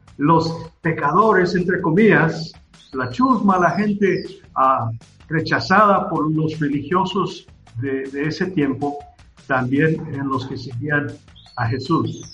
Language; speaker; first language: Spanish; non-native, fluent; English